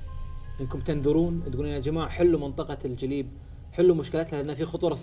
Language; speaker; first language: Arabic; native; Arabic